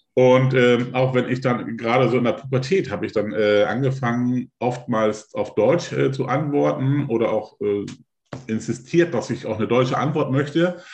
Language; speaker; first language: German; early bilingual, other home language; Lithuanian